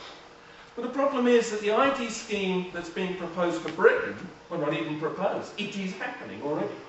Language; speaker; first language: English; native; English